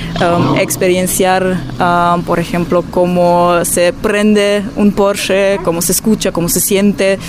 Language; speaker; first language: Spanish; non-native, fluent; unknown